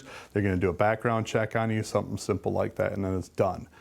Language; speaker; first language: English; native; English